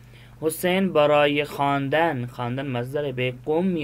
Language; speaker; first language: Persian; non-native, fluent; Urdu